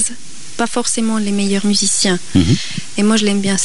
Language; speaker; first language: French; non-native, local second language; German